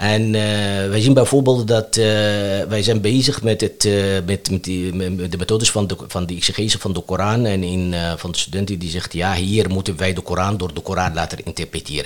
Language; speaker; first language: Dutch; non-native, fluent; Arabic